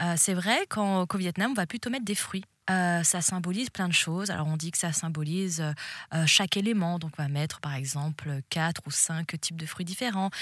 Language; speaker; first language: French; early bilingual, other home language; Cantonese